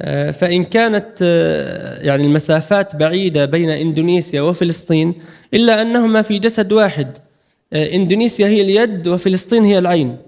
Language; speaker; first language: Arabic; native; Arabic